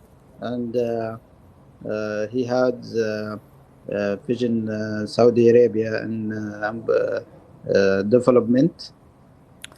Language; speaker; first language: English; non-native, learner; Arabic